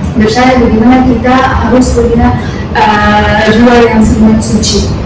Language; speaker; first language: Indonesian; non-native, fluent; Arabic